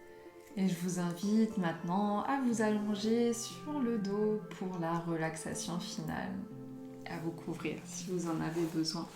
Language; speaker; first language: French; native; French